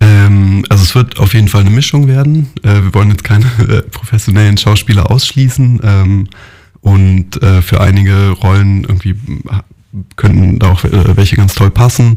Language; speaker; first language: German; native; German